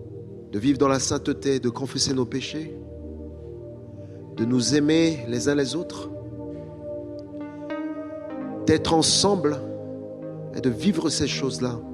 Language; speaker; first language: French; native; French